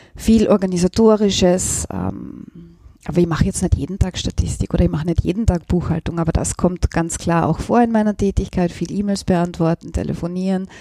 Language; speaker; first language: German; native; German